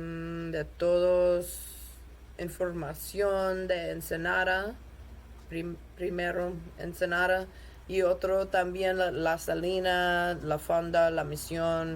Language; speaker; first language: Spanish; non-native, learner; English